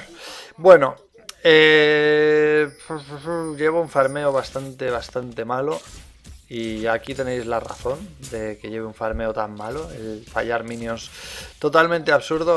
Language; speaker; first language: Spanish; native; Spanish